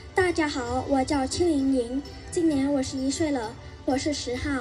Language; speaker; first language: Chinese; non-native, learner; Thai